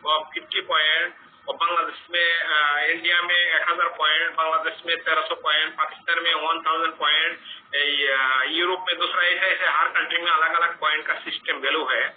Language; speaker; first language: Hindi; non-native, fluent; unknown